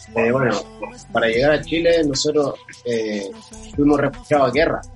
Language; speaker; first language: Spanish; non-native, fluent; Portuguese